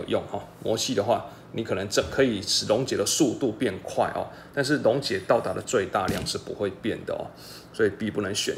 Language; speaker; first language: Chinese; native; Chinese